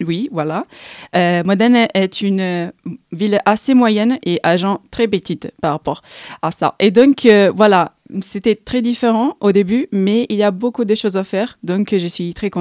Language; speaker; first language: French; non-native, fluent; Italian